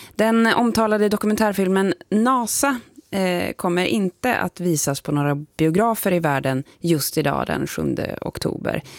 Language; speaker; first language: Swedish; native; Swedish